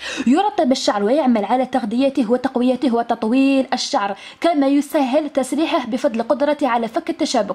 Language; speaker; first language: Arabic; native; Arabic